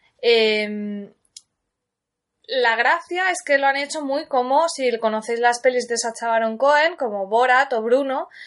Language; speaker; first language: Spanish; native; Spanish